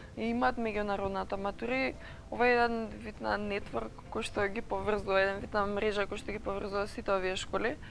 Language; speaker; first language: Macedonian; native; Macedonian